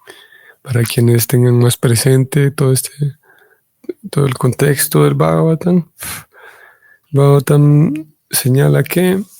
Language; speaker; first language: Spanish; native; Spanish